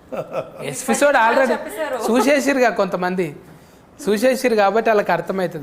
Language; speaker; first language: Telugu; native; Telugu